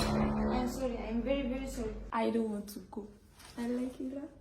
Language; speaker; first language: English; non-native, learner; Arabic